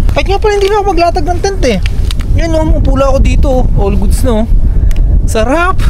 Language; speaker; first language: Filipino; native; Filipino